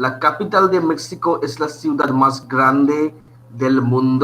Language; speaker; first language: Spanish; non-native, fluent; Bangla